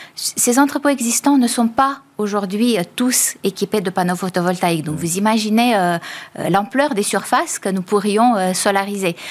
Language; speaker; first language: French; native; French